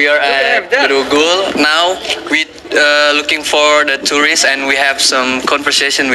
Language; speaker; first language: English; non-native, learner; Indonesian